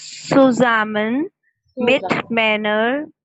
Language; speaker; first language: German; non-native, learner; Hindi